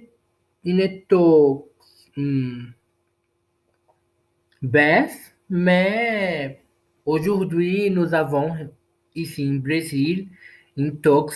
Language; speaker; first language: French; non-native, learner; Portuguese